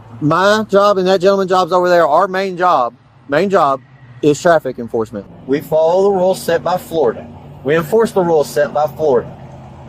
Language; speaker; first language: English; native; English